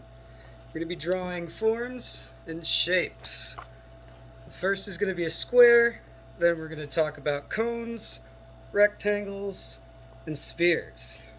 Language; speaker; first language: English; native; English